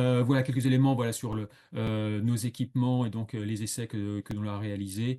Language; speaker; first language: French; native; French